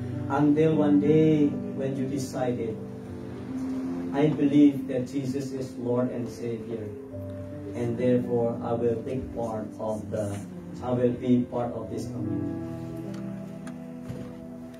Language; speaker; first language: English; non-native, fluent; Indonesian